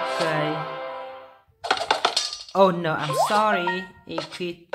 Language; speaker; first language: English; non-native, learner; Vietnamese